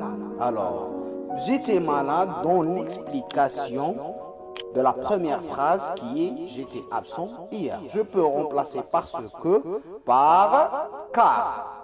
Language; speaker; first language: French; non-native, local second language; Arabic